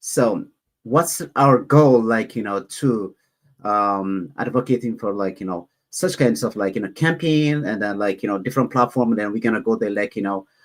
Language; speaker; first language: English; non-native, learner; Amharic